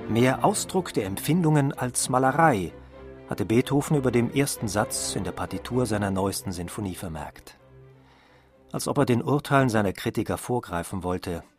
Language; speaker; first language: German; native; German